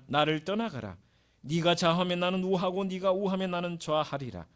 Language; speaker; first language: Korean; native; Korean